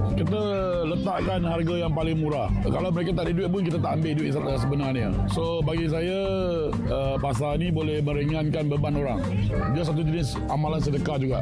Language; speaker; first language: Malay; non-native, local second language; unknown